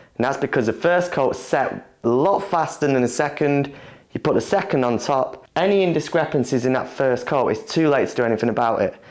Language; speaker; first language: English; native; English